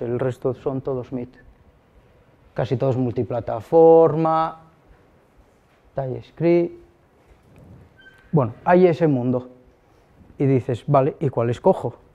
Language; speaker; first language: Spanish; native; Spanish